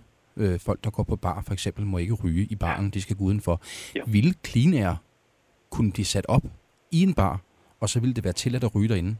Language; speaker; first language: Danish; native; Danish